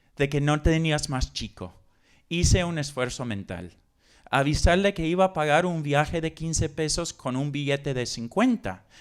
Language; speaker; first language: Spanish; non-native, fluent; English